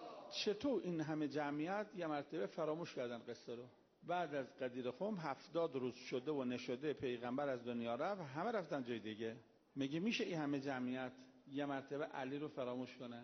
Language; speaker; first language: Persian; native; Persian